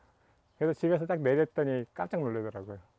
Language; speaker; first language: Korean; native; Korean